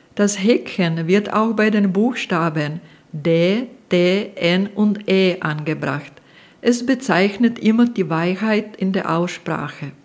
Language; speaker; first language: German; non-native, fluent; Czech